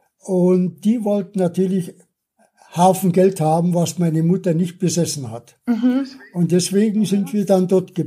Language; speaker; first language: German; early bilingual, other home language; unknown